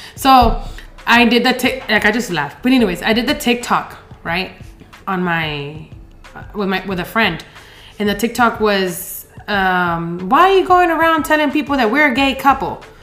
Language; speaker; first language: English; early bilingual, other home language; Spanish